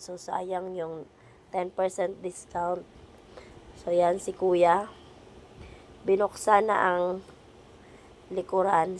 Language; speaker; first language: Filipino; non-native, local second language; Cebuano